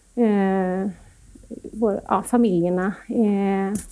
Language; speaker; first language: Swedish; native; Swedish